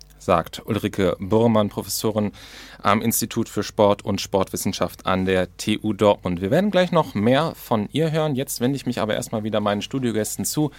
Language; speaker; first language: German; native; German